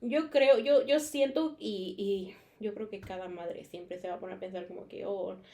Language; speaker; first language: Spanish; early bilingual, other home language; English